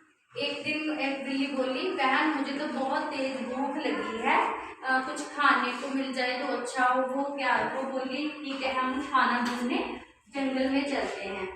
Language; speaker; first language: Hindi; native; Hindi